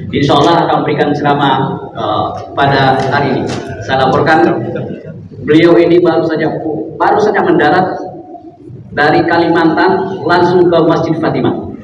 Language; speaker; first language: Indonesian; native; Indonesian